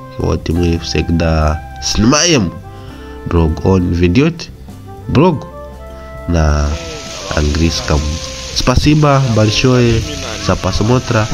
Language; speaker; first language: Russian; non-native, fluent; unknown